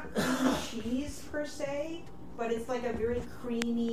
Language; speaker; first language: English; native; English